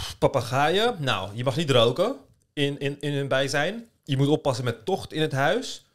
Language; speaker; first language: Dutch; early bilingual, other home language; Turkish